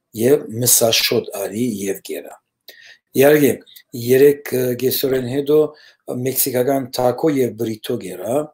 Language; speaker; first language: Armenian; early bilingual, heritage; Armenian